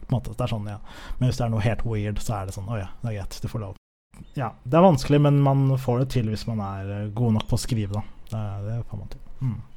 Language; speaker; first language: Norwegian; early bilingual, other home language; Somali